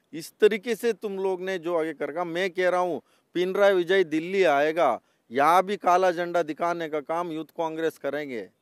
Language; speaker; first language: Hindi; non-native, local second language; Kannada